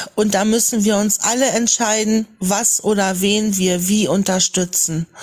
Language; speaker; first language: German; native; German